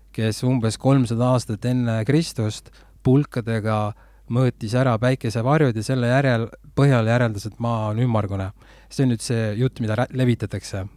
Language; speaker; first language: Estonian; native; Estonian